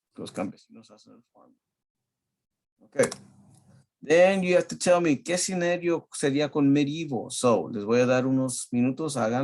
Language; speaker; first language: Spanish; early bilingual, heritage; Spanish